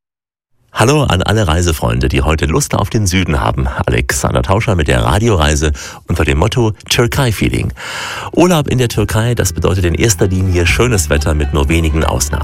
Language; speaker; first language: German; native; German